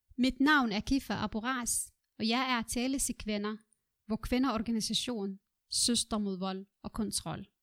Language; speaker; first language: Danish; non-native, fluent; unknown